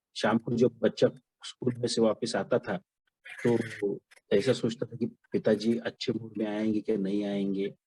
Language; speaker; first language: Hindi; non-native, local second language; Marathi